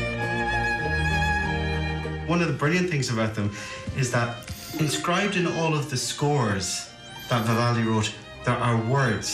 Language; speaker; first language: English; native; English